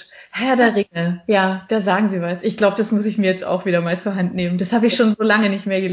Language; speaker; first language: German; native; German